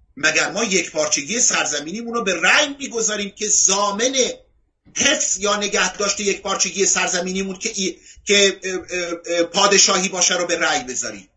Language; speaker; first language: Persian; non-native, local second language; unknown